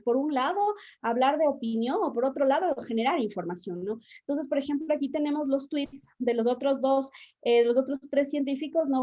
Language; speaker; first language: Spanish; native; Spanish